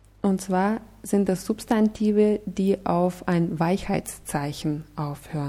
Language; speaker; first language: German; non-native, fluent; Russian